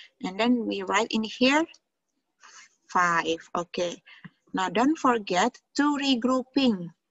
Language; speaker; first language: English; non-native, fluent; Indonesian